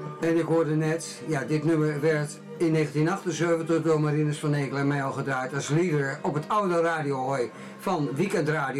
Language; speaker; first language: Dutch; native; Dutch